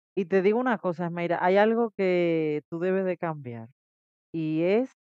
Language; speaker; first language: Spanish; native; Spanish